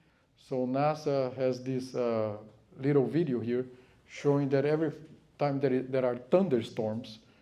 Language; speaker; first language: English; non-native, fluent; Portuguese